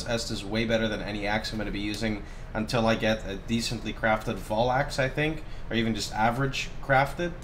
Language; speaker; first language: English; native; English